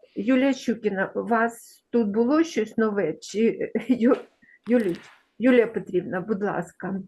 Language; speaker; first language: Ukrainian; native; Ukrainian